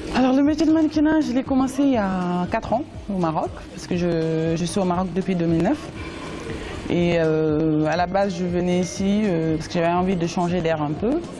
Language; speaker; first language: French; non-native, local second language; Wolof